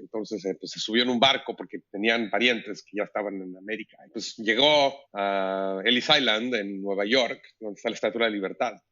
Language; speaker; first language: Spanish; native; Spanish